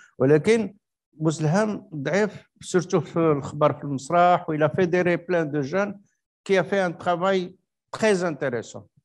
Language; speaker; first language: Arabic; native; Arabic